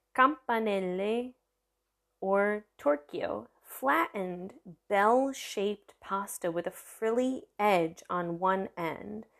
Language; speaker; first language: English; early bilingual, other home language; Italian